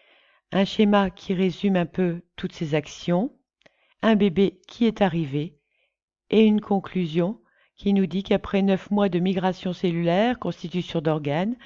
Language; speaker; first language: French; native; French